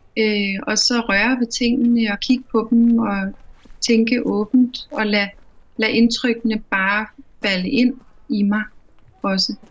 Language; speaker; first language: Danish; native; Danish